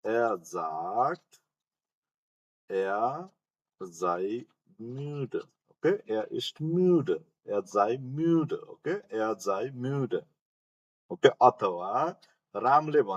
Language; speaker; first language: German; non-native, fluent; Nepali